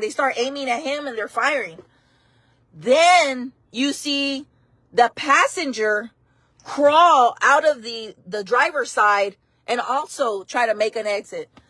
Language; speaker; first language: English; early bilingual, other home language; Spanish